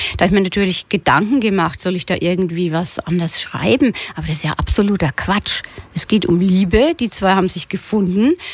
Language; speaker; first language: German; native; German